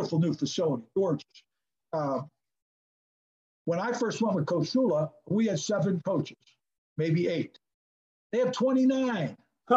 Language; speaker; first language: English; native; English